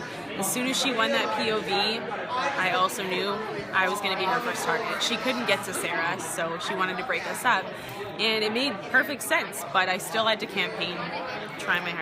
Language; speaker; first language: English; native; English